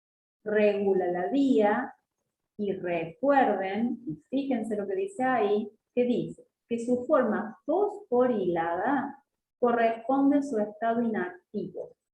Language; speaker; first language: Spanish; native; Spanish